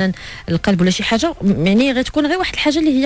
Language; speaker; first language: Arabic; native; Arabic